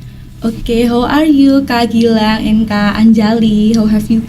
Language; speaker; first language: English; non-native, learner; Indonesian